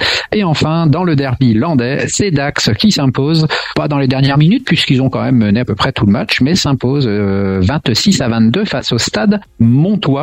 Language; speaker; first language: French; native; French